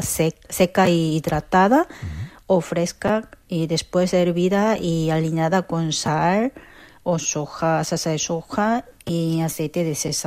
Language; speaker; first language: Spanish; non-native, learner; Korean